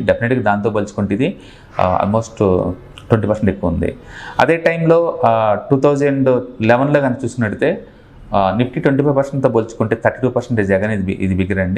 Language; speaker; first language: Telugu; native; Telugu